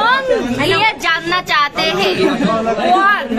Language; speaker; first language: Hindi; non-native, learner; Bangla